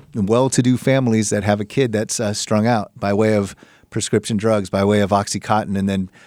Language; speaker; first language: English; native; English